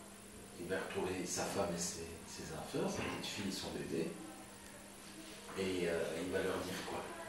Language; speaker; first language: French; native; French